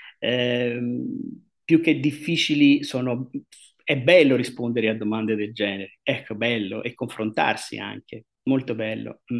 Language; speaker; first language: Italian; native; Italian